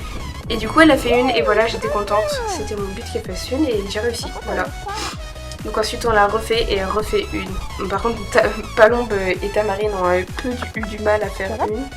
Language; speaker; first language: French; native; French